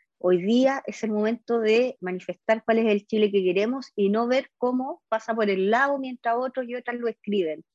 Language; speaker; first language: Spanish; native; Spanish